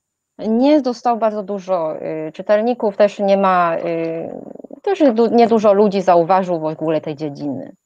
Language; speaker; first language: Polish; non-native, fluent; Chinese